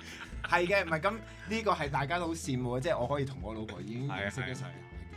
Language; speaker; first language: Cantonese; native; Cantonese